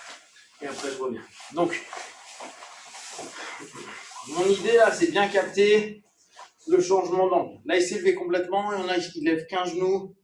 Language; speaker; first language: French; native; French